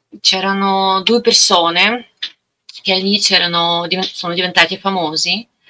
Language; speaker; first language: Italian; non-native, learner; Russian